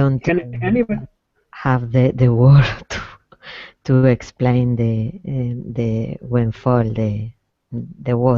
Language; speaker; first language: English; non-native, learner; Spanish